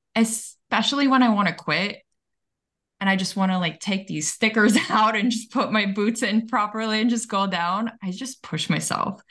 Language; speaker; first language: English; early bilingual, other home language; Bulgarian